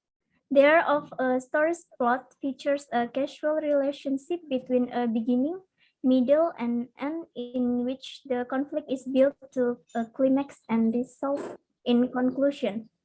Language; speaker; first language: English; non-native, learner; Indonesian